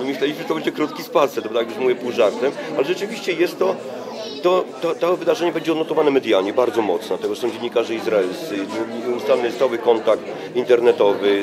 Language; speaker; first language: Polish; native; Polish